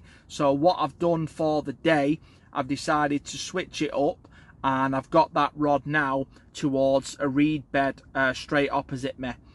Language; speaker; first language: English; native; English